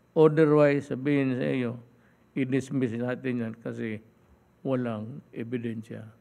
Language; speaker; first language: Filipino; non-native, local second language; Cebuano